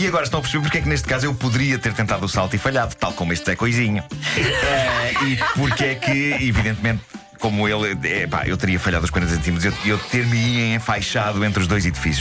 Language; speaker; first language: Portuguese; native; Portuguese